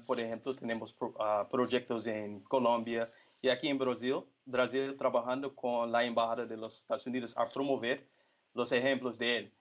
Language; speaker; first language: Spanish; non-native, fluent; Portuguese